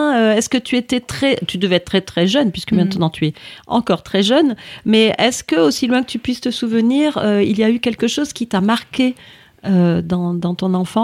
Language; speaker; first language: French; native; French